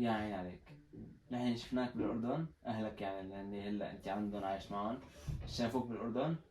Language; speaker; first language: Arabic; native; Arabic